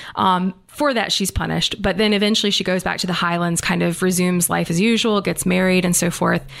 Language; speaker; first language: English; native; English